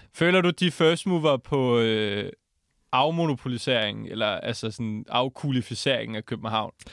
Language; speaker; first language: Danish; native; Danish